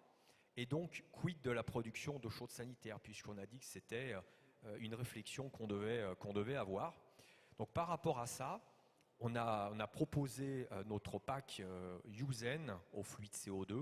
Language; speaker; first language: French; native; French